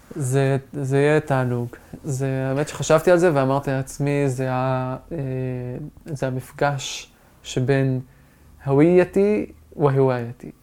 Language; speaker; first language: Hebrew; non-native, local second language; Arabic